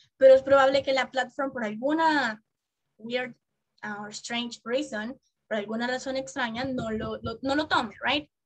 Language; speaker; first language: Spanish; native; Spanish